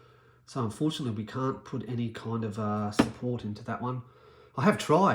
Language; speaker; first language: English; native; English